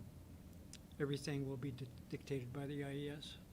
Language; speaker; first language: English; native; English